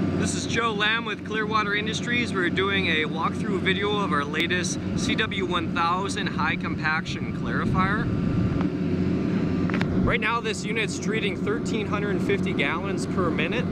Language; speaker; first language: English; native; English